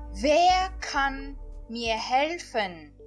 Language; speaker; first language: German; non-native, fluent; Portuguese